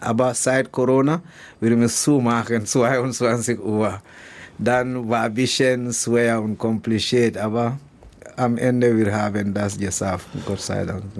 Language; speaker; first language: German; non-native, learner; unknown